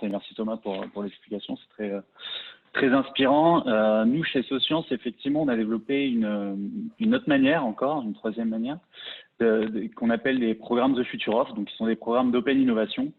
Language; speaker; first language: French; native; French